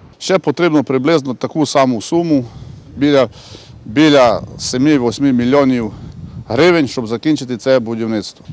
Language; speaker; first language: Ukrainian; native; Ukrainian